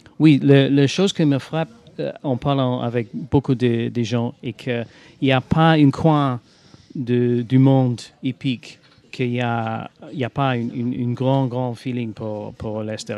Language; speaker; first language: French; non-native, fluent; English